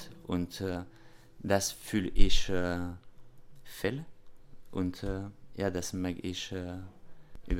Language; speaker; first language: German; non-native, learner; French